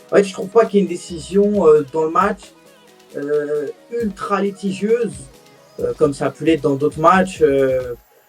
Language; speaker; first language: French; native; French